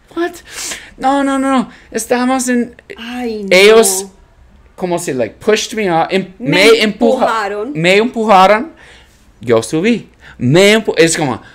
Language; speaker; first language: Spanish; non-native, learner; English